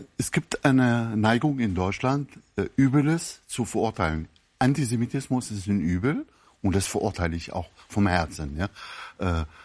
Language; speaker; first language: German; non-native, fluent; Arabic